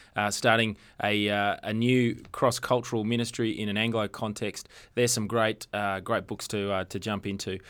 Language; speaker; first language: English; native; English